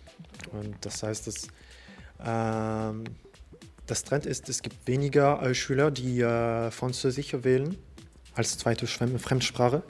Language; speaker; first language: German; non-native, fluent; French